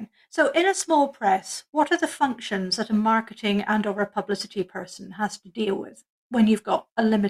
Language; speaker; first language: English; native; English